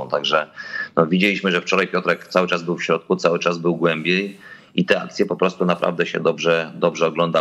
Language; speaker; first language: Polish; native; Polish